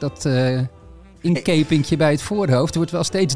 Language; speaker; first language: Dutch; native; Dutch